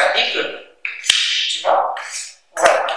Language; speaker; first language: French; non-native, learner; Chinese